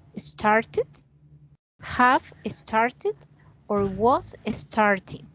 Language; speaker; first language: English; non-native, learner; Spanish